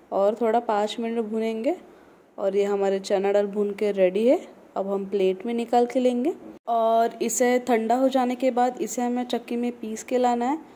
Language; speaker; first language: Hindi; non-native, local second language; Marathi